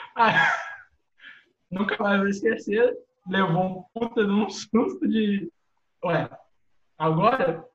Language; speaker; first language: Portuguese; native; Portuguese